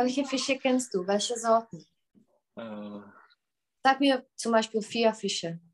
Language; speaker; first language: German; non-native, fluent; Czech